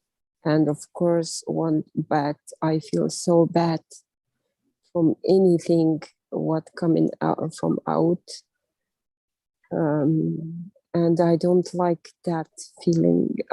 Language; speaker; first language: English; non-native, learner; Russian